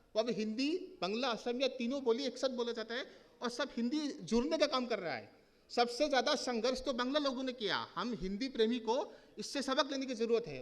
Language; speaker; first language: Hindi; non-native, local second language; Assamese